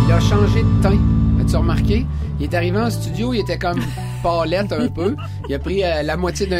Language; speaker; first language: French; native; French